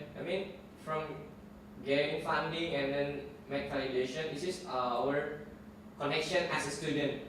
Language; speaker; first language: English; non-native, learner; Indonesian